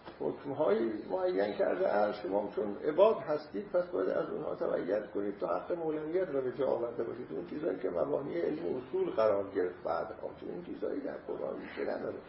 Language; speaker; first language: Persian; non-native, local second language; Azerbaijani